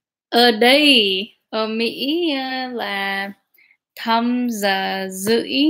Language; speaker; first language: Vietnamese; non-native, learner; English